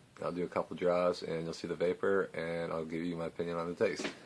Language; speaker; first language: English; native; English